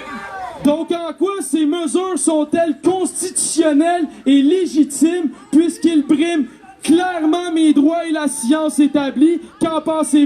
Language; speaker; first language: French; native; French